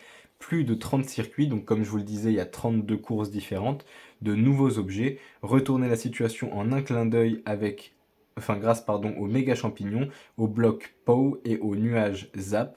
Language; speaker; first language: French; native; French